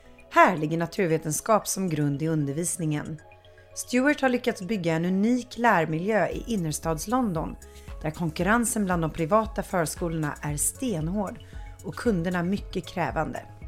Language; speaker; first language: Swedish; native; Swedish